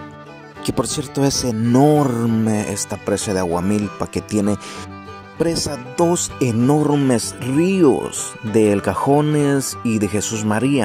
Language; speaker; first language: Spanish; native; Spanish